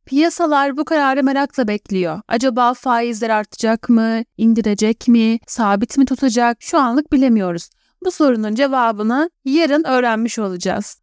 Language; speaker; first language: Turkish; native; Turkish